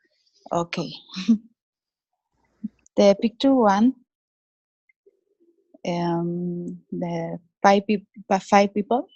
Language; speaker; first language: English; non-native, learner; Spanish